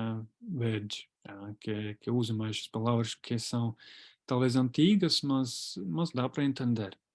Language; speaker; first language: Portuguese; non-native, fluent; Latvian